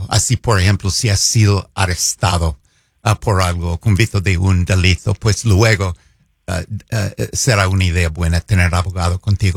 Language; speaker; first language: Spanish; non-native, fluent; English